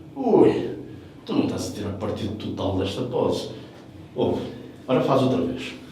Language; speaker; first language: Portuguese; early bilingual, heritage; English